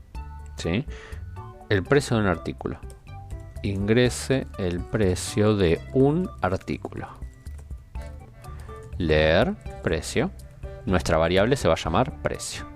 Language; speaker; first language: Spanish; native; Spanish